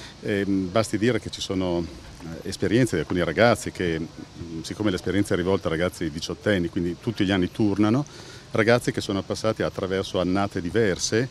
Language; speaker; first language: Italian; native; Italian